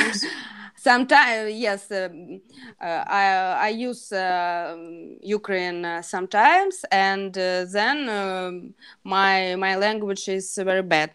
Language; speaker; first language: English; non-native, learner; Russian